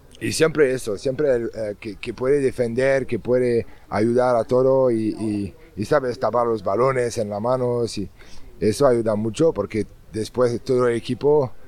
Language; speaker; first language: Spanish; non-native, learner; French